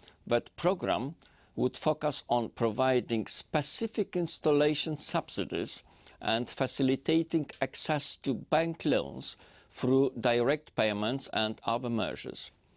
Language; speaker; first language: English; non-native, fluent; Polish